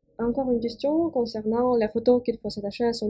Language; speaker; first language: French; non-native, fluent; Russian